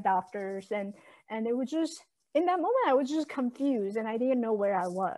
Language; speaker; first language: English; non-native, fluent; Chinese